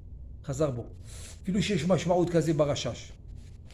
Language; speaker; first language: Hebrew; non-native, fluent; French